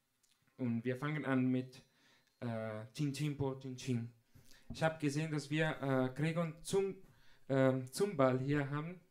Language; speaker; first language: German; non-native, fluent; Italian